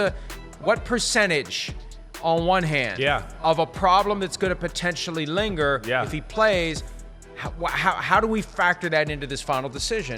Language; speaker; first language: English; native; English